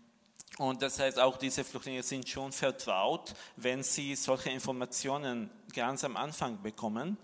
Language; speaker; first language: German; non-native, fluent; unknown